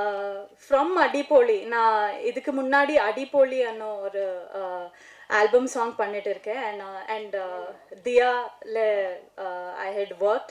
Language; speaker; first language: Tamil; non-native, learner; Kannada